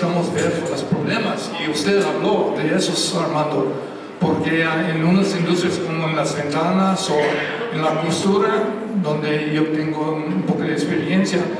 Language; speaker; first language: Spanish; non-native, fluent; English